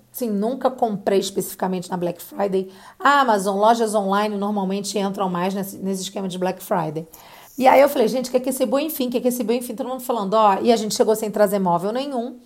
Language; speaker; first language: Portuguese; native; Portuguese